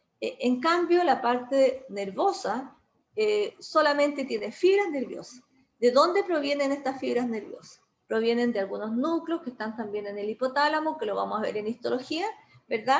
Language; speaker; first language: Spanish; native; Spanish